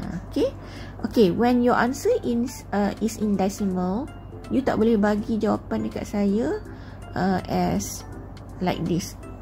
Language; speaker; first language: English; non-native, local second language; Malay